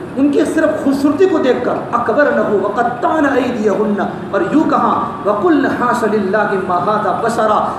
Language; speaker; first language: Urdu; non-native, local second language; Gujarati